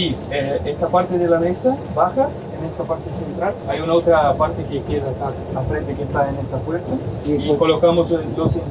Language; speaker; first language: Spanish; non-native, learner; Portuguese